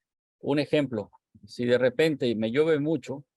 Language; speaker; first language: Spanish; native; Spanish